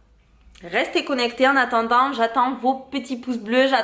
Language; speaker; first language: French; native; French